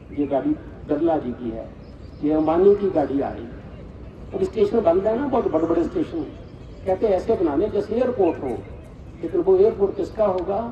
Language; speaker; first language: Hindi; non-native, local second language; Punjabi